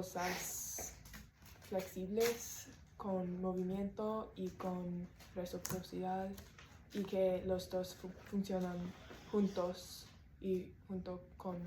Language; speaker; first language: Spanish; non-native, learner; English